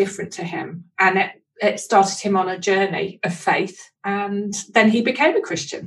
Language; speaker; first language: English; native; English